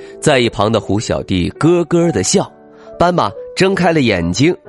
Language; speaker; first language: Chinese; native; Chinese